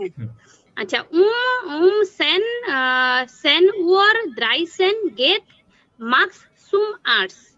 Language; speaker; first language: German; non-native, learner; Bangla